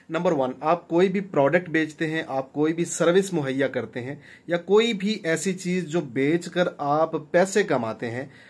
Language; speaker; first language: Urdu; non-native, local second language; Punjabi